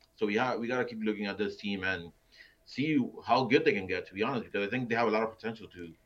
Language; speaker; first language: English; native; English